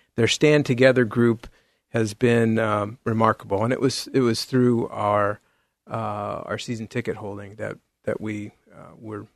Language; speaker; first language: English; native; English